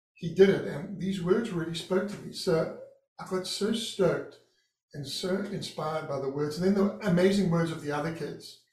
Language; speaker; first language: English; native; English